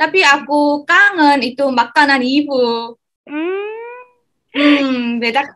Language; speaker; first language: Indonesian; non-native, learner; Korean